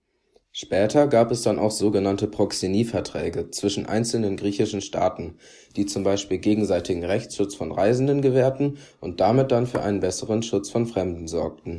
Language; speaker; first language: German; native; German